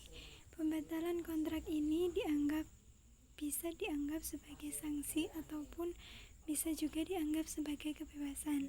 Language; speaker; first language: Indonesian; native; Indonesian